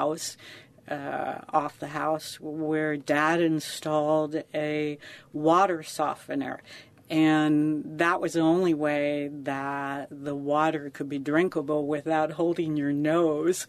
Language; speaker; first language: English; native; English